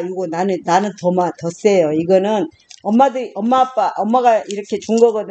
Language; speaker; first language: Korean; native; Korean